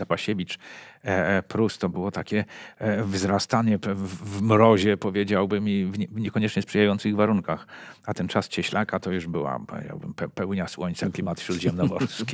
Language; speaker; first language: Polish; native; Polish